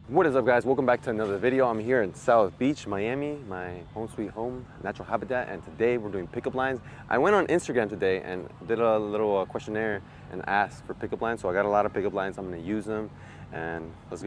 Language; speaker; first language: English; early bilingual, other home language; Spanish